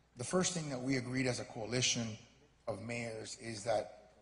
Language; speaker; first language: English; early bilingual, other home language; Spanish